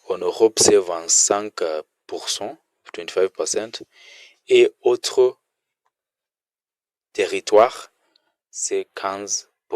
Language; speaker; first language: French; non-native, fluent; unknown